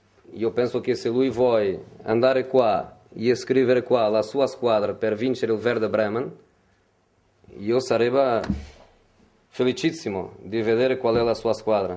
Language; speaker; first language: Italian; non-native, fluent; Portuguese